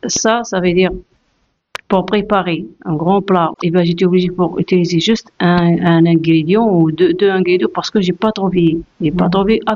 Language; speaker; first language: French; non-native, learner; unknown